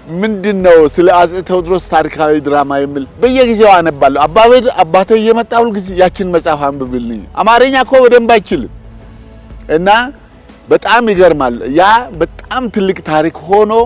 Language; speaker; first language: Amharic; non-native, local second language; Wolaytta